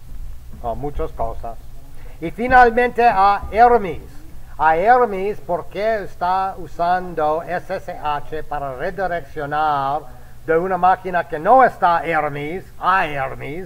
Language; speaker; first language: Spanish; non-native, fluent; English